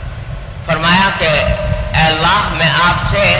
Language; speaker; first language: Urdu; native; Urdu